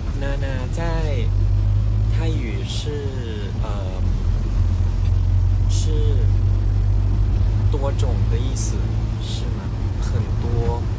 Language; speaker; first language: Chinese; non-native, learner; Thai